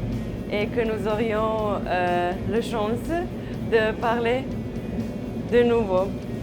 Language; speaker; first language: French; non-native, learner; Serbian